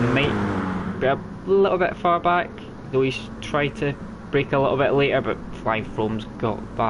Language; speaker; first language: English; native; English